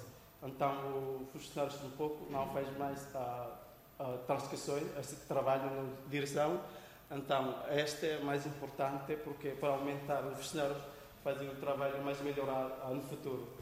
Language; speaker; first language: Portuguese; non-native, local second language; Tetum